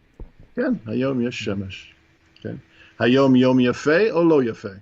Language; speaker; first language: Hebrew; non-native, fluent; English